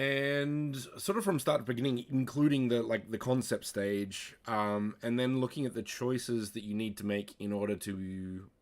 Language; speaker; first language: English; native; English